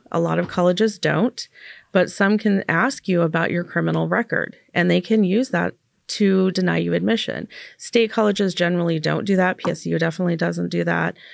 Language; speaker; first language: English; native; English